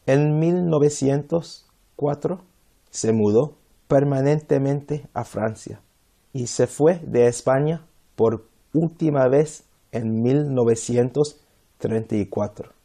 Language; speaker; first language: Spanish; non-native, fluent; English